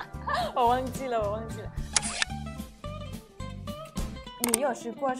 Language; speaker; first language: Chinese; non-native, fluent; Thai